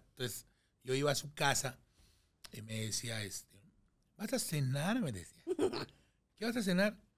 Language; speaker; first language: Spanish; native; Spanish